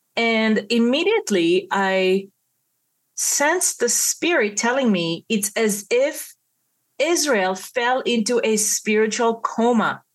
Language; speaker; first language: English; non-native, fluent; Hebrew